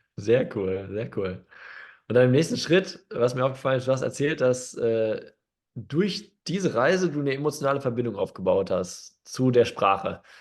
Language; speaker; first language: German; native; German